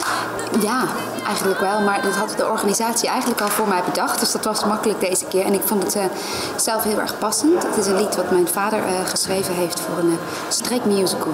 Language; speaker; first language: Dutch; native; Dutch